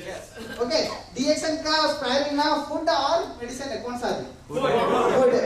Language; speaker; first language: Hindi; non-native, local second language; Tamil